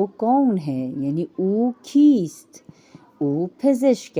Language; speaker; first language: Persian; non-native, fluent; Urdu